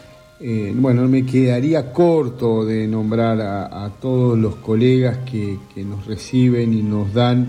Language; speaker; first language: Spanish; native; Spanish